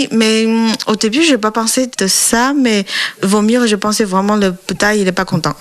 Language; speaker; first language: French; non-native, learner; Chinese